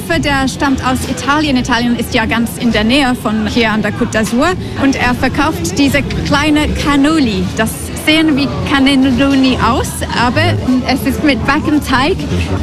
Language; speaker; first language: German; non-native, fluent; English